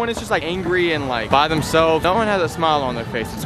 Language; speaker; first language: English; native; English